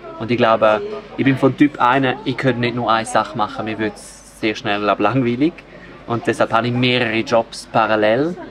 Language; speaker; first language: German; non-native, local second language; Romansh